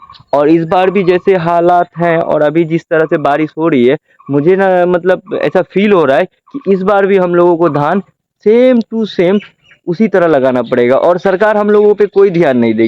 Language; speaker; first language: Hindi; native; Hindi